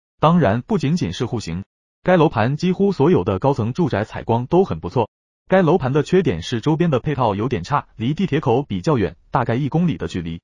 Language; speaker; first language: Chinese; native; Chinese